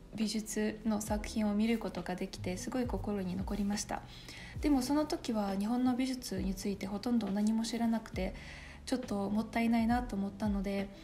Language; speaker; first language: Japanese; non-native, fluent; Russian